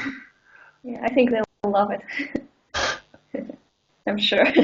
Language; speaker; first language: English; non-native, fluent; Russian